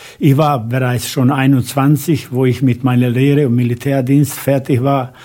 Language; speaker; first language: German; non-native, fluent; Bosnian